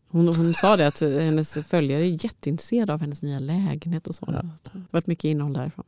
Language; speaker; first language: Swedish; native; Swedish